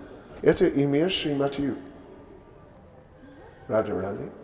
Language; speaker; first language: Russian; non-native, learner; English